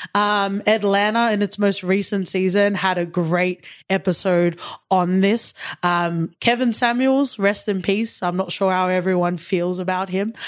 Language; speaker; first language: English; native; English